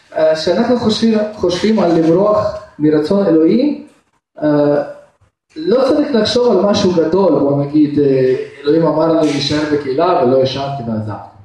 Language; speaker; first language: Hebrew; non-native, fluent; Russian